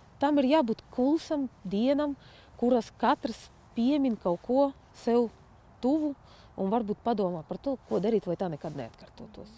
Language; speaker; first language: Latvian; non-native, fluent; Russian